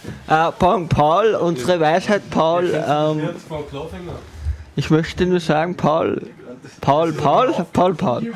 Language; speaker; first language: German; native; German